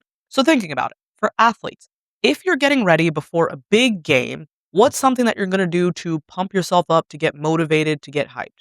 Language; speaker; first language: English; native; English